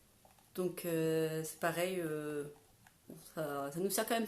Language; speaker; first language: French; native; French